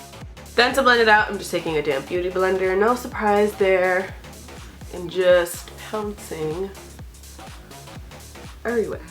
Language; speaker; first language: English; native; English